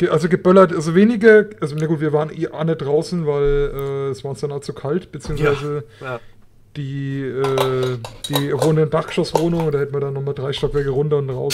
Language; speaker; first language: German; native; German